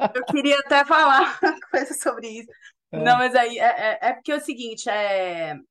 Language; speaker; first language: Portuguese; native; Portuguese